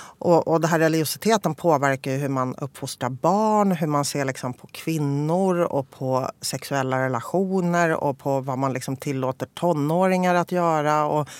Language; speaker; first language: Swedish; early bilingual, other home language; Polish